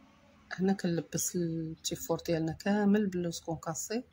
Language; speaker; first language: Arabic; native; Arabic